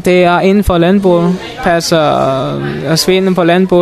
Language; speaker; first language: Danish; non-native, learner; Mon